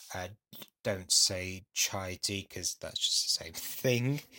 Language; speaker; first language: English; native; English